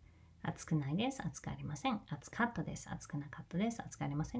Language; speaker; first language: Japanese; non-native, fluent; English